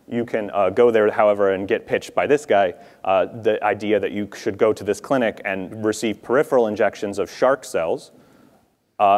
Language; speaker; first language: English; native; English